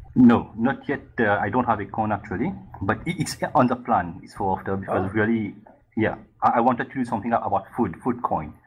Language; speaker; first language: English; non-native, fluent; Morisyen